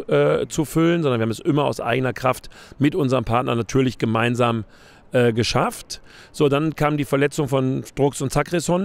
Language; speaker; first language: German; native; German